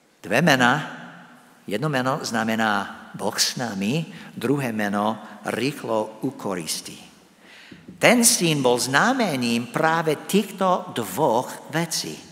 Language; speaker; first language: Slovak; non-native, fluent; English